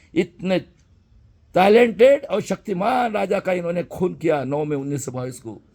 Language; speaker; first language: Hindi; non-native, local second language; Marathi